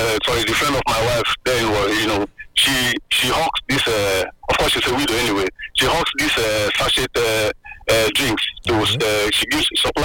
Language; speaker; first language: English; non-native, local second language; Igbo